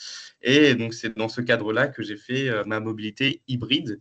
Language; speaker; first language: French; native; French